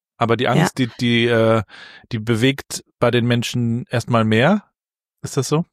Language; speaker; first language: German; native; German